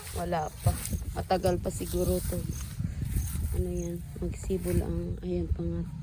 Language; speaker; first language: Filipino; native; Filipino